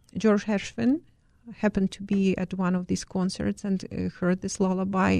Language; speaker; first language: English; non-native, fluent; Ukrainian